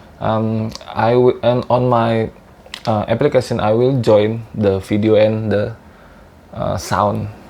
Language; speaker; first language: English; non-native, learner; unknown